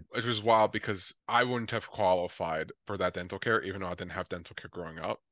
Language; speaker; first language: English; native; English